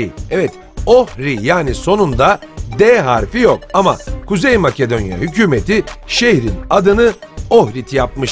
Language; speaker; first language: Turkish; native; Turkish